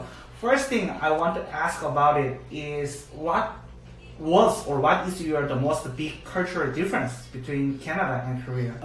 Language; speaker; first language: English; non-native, learner; Korean